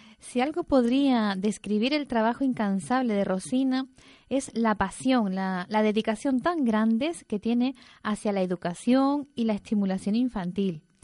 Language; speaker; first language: Spanish; native; Spanish